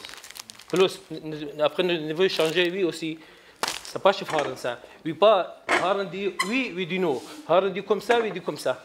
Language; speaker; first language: French; non-native, learner; Arabic